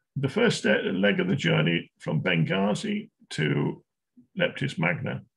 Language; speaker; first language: English; native; English